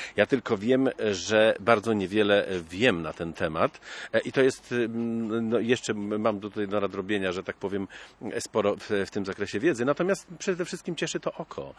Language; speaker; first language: Polish; native; Polish